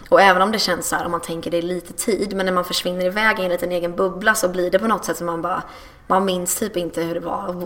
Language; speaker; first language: Swedish; early bilingual, other home language; English